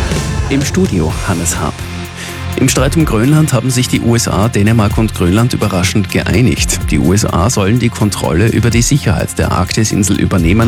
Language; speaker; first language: German; native; German